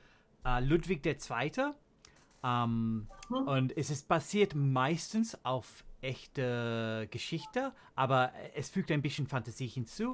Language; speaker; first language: German; non-native, learner; English